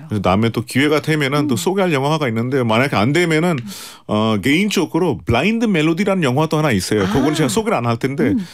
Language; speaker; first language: Korean; non-native, fluent; Hindi